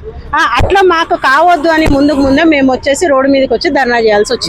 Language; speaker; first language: Telugu; native; Telugu